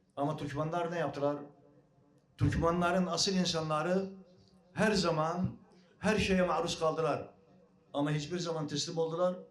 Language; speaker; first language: Turkish; early bilingual, heritage; Arabic